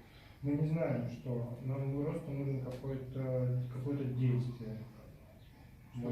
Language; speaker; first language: Russian; native; Russian